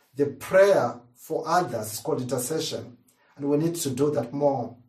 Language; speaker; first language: English; non-native, local second language; Shona